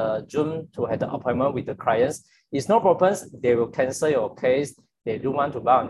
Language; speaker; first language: English; non-native, local second language; Chinese